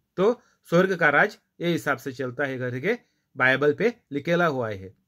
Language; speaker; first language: Hindi; non-native, local second language; Marathi